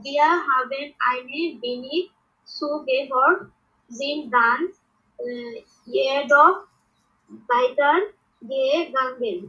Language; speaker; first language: German; non-native, learner; Bangla